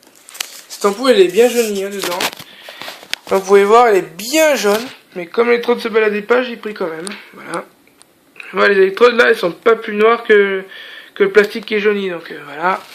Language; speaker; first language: French; native; French